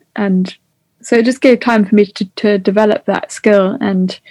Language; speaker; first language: English; native; English